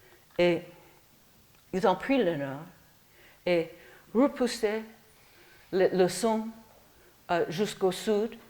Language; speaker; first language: French; non-native, fluent; English